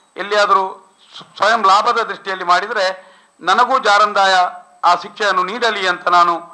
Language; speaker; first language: Kannada; non-native, local second language; Tulu